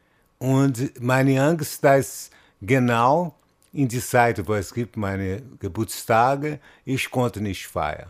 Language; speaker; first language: German; non-native, fluent; Portuguese